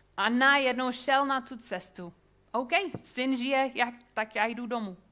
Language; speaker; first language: Czech; non-native, fluent; English